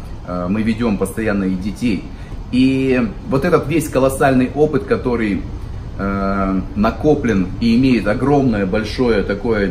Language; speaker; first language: Russian; native; Russian